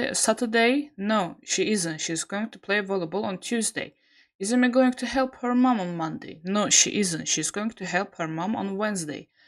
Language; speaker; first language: English; non-native, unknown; Azerbaijani